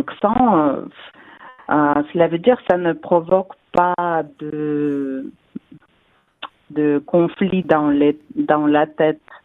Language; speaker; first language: French; non-native, fluent; Russian